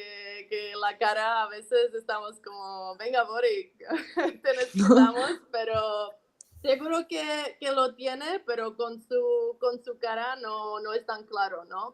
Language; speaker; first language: Spanish; non-native, fluent; Czech